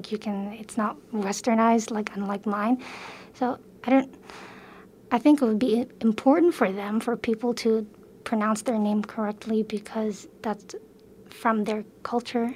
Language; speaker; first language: English; early bilingual, other home language; Filipino